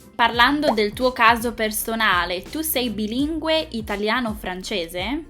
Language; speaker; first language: Italian; native; Italian